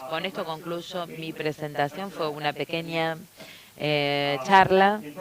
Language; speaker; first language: Spanish; native; Spanish